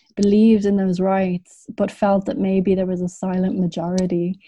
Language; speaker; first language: English; native; English